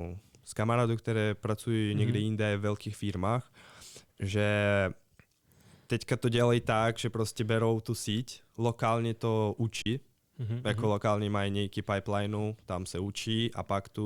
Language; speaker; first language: Czech; non-native, fluent; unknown